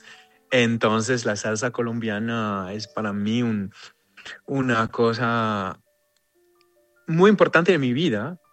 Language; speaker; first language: Spanish; non-native, fluent; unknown